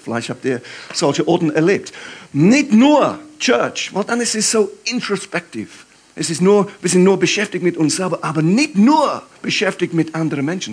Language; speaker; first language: German; non-native, fluent; English